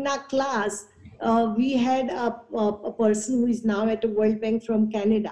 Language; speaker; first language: English; non-native, local second language; Gujarati